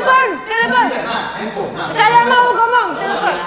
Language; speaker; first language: Indonesian; non-native, learner; Russian